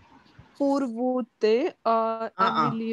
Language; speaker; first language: French; non-native, learner; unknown